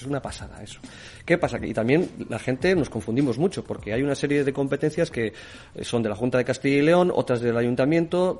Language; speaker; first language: Spanish; native; Spanish